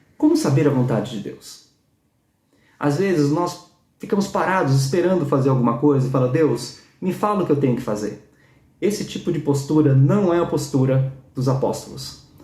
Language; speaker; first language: Portuguese; native; Portuguese